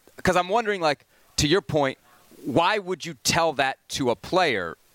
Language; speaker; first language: English; native; English